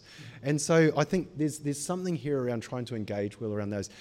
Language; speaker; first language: English; native; English